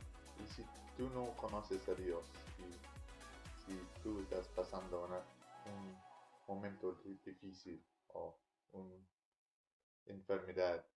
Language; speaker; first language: Spanish; non-native, learner; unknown